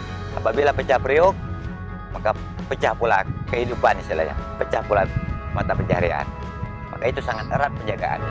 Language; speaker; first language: Indonesian; non-native, local second language; Malay